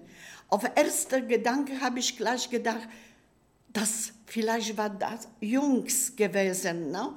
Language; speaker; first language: German; non-native, learner; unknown